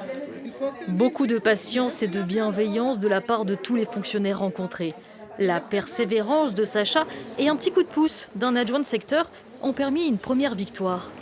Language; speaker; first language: French; native; French